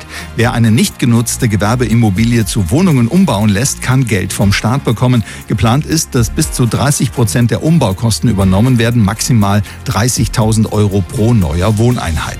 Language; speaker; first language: German; native; German